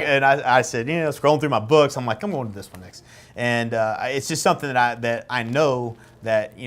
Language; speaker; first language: English; native; English